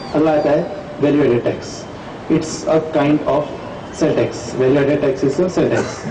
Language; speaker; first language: Hindi; non-native, local second language; Sindhi